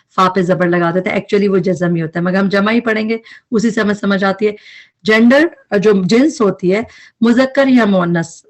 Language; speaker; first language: Urdu; native; Urdu